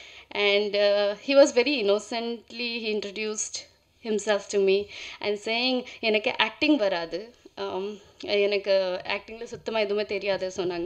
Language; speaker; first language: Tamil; non-native, learner; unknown